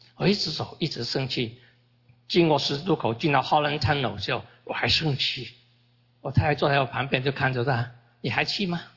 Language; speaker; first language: Chinese; native; Chinese